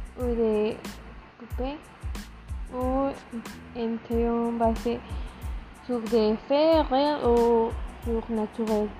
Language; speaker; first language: French; non-native, learner; Spanish